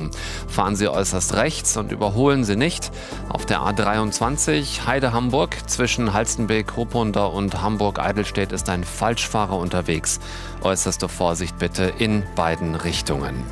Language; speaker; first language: German; native; German